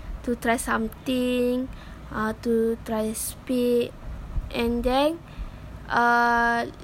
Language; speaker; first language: English; non-native, learner; Malay